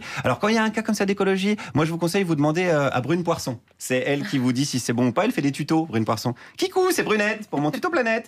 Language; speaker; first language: French; native; French